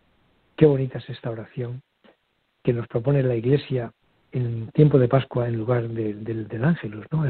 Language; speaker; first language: Spanish; native; Spanish